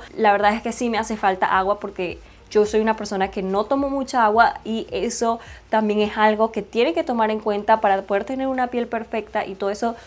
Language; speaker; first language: Spanish; non-native, fluent; Chinese